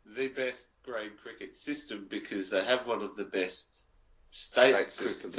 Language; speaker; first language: English; native; English